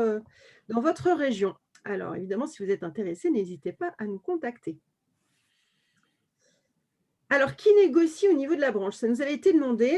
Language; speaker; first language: French; native; French